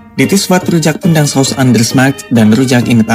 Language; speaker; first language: Dutch; non-native, fluent; Indonesian